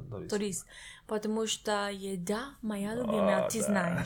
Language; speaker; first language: Russian; non-native, learner; English